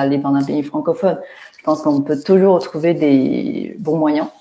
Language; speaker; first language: French; non-native, fluent; Chinese